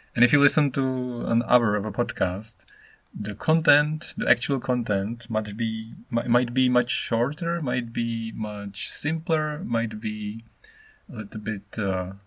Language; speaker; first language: English; non-native, fluent; Czech